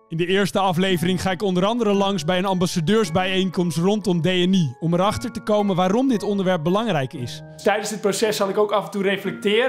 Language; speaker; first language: Dutch; native; Dutch